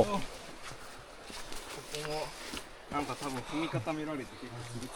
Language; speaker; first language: Japanese; native; Japanese